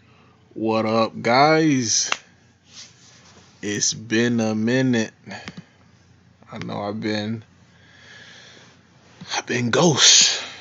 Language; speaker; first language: English; native; English